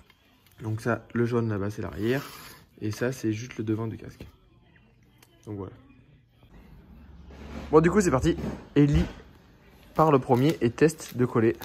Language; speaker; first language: French; native; French